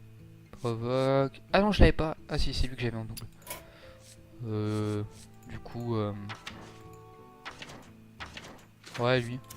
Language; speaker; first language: French; native; French